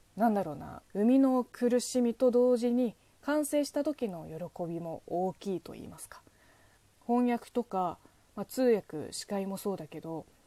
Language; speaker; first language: Japanese; non-native, fluent; Chinese